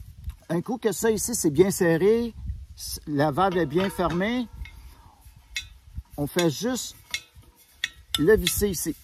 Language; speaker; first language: French; native; French